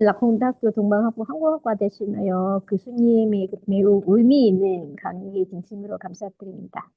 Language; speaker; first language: Korean; non-native, fluent; Vietnamese